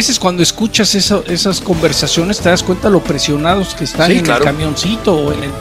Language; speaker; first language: Spanish; native; Spanish